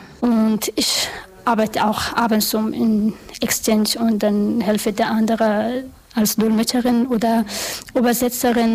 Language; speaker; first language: German; non-native, learner; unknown